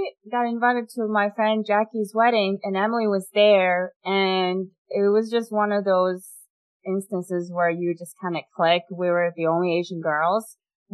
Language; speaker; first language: English; non-native, fluent; Mongolian